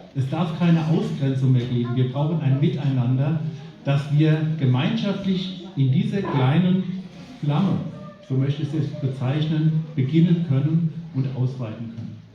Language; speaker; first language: German; native; German